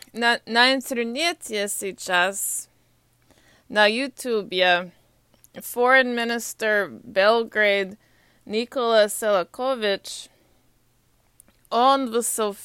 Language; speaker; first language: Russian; non-native, learner; English